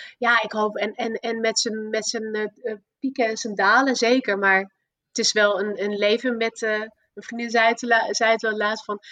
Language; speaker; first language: Dutch; native; Dutch